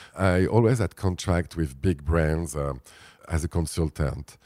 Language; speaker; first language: English; non-native, fluent; French